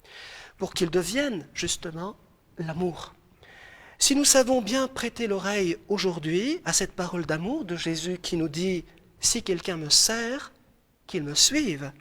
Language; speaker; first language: French; non-native, local second language; Arabic